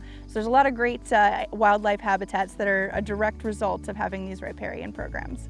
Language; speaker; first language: English; native; English